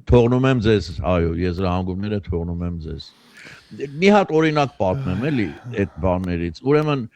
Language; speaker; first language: Armenian; native; Armenian